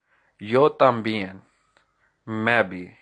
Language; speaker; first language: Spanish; non-native, fluent; Urdu